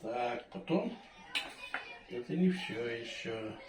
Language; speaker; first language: Russian; non-native, local second language; Tatar